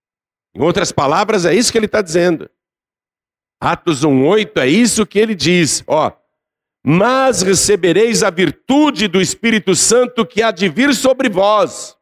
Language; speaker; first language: Portuguese; native; Portuguese